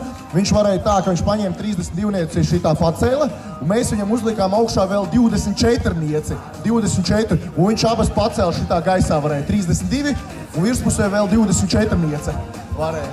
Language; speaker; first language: Latvian; non-native, local second language; Russian